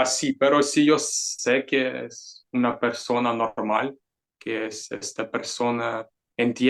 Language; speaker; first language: Spanish; non-native, fluent; Ukrainian